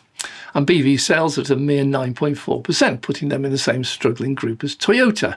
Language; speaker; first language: English; native; English